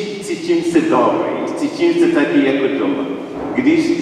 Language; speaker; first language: Czech; non-native, learner; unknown